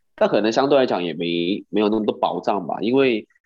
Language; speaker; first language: Chinese; non-native, local second language; Cantonese